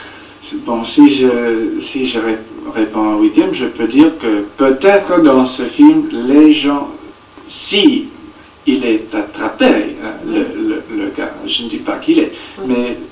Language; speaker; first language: French; non-native, learner; English